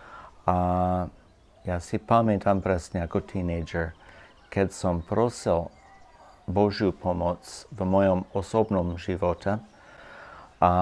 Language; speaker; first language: Slovak; non-native, fluent; English